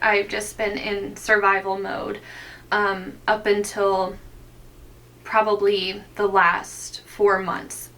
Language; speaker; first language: English; native; English